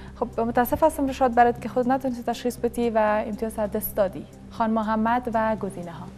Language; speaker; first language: Persian; native; Persian